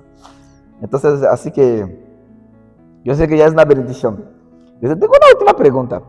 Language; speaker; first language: Spanish; non-native, fluent; Portuguese